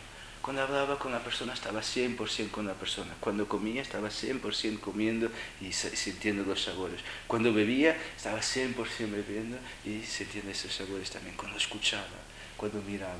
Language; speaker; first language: Spanish; non-native, fluent; Portuguese